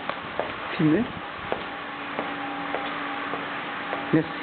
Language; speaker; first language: French; non-native, learner; Vietnamese